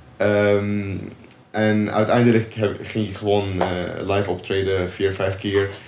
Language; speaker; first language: Dutch; non-native, fluent; Arabic